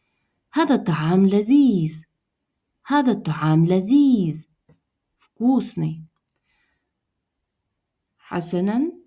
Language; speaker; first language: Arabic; non-native, fluent; Russian